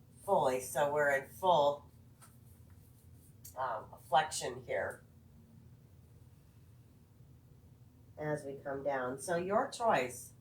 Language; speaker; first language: English; native; English